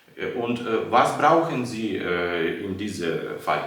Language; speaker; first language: German; non-native, learner; Ukrainian